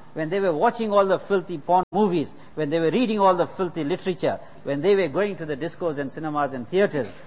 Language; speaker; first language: English; native; English